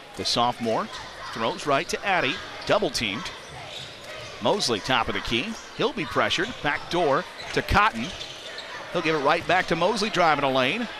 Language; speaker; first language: English; native; English